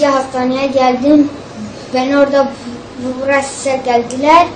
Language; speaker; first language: Turkish; non-native, local second language; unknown